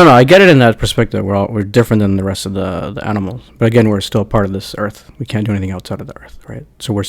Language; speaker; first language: English; native; English